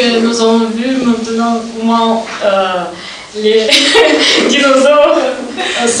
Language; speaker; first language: French; non-native, learner; Russian